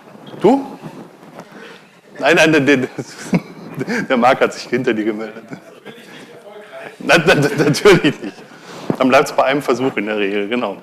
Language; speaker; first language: German; native; German